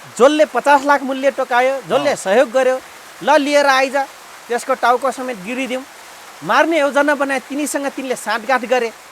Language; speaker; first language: Nepali; non-native, local second language; Rana Tharu